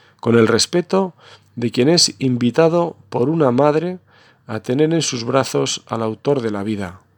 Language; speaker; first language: Spanish; native; Spanish